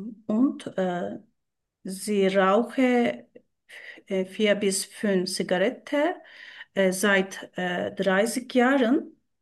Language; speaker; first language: German; non-native, learner; Turkish